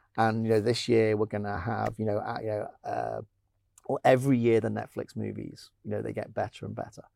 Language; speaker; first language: English; native; English